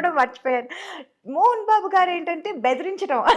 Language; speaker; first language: Telugu; non-native, fluent; Tamil